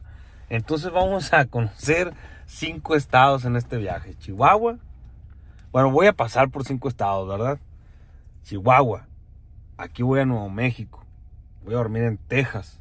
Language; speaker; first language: Spanish; native; Spanish